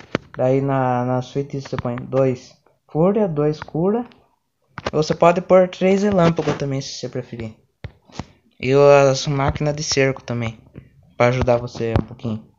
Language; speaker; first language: Portuguese; native; Portuguese